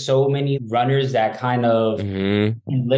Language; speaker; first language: English; native; English